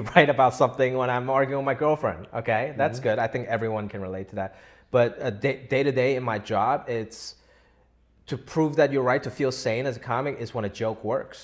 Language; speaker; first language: English; non-native, local second language; Wu Chinese